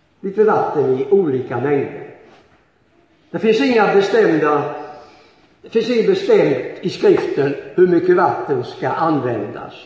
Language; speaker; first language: Swedish; native; Swedish